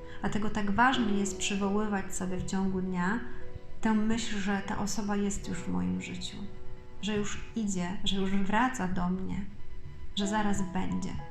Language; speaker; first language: Polish; native; Polish